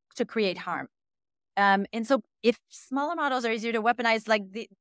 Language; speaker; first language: English; native; English